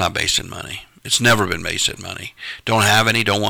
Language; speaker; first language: English; native; English